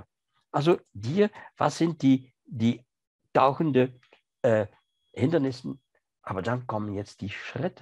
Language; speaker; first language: German; non-native, fluent; French